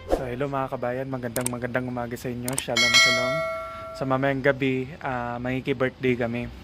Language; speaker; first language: Filipino; native; Filipino